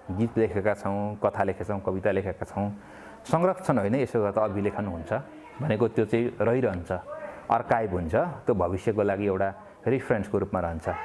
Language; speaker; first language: Nepali; non-native, local second language; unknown